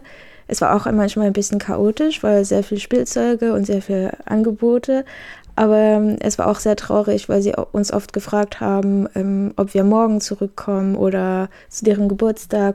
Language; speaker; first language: German; non-native, fluent; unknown